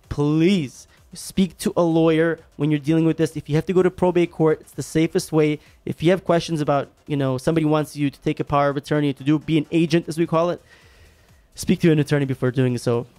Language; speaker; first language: English; native; English